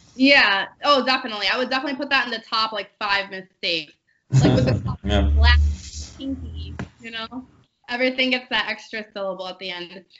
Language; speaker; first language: English; native; English